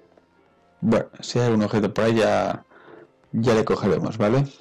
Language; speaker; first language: Spanish; native; Spanish